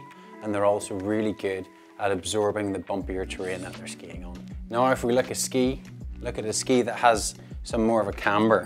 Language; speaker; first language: English; native; English